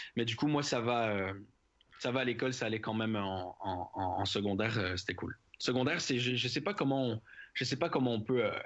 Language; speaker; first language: French; native; French